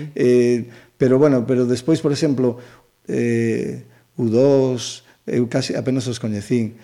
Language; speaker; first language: Galician; native; Galician